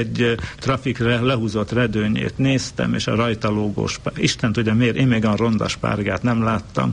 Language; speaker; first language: Hungarian; native; Hungarian